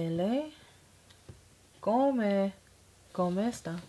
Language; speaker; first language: Italian; non-native, learner; English